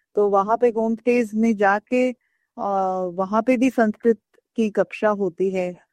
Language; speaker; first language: Hindi; non-native, local second language; Kannada